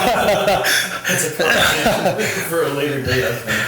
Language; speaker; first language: English; native; English